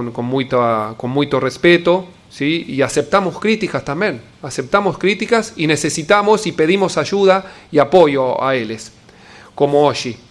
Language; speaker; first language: Portuguese; non-native, learner; Spanish